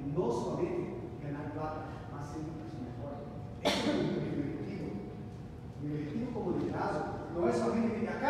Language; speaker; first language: Spanish; non-native, learner; Portuguese